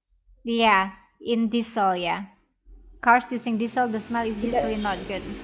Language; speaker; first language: English; non-native, fluent; Indonesian